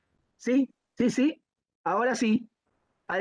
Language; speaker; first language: Spanish; native; Spanish